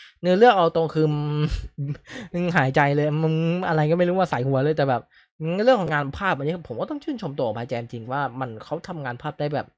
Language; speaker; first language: Thai; native; Thai